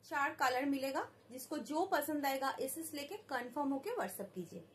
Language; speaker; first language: Hindi; non-native, local second language; Bangla